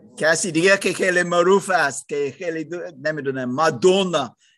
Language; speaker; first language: Persian; non-native, learner; German